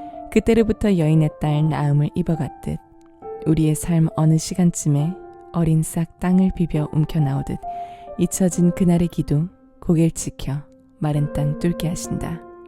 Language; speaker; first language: Korean; native; Korean